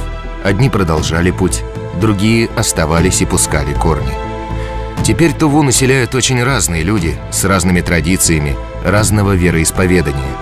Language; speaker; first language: Russian; native; Russian